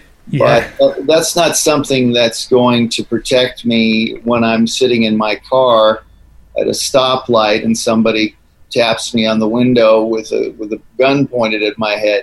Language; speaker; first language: English; native; English